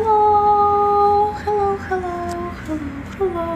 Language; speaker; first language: English; non-native, learner; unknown